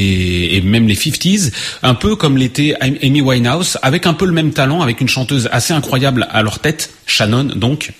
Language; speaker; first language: French; native; French